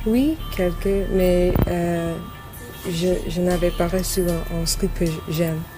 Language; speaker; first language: French; non-native, learner; English